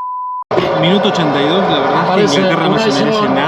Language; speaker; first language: Spanish; native; Spanish